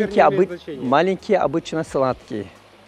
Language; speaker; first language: Russian; non-native, learner; Turkish